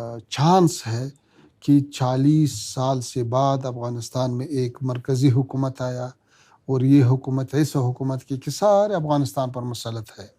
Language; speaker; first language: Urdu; non-native, learner; Pashto